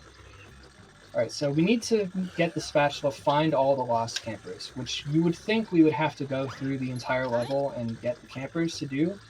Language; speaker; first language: English; native; English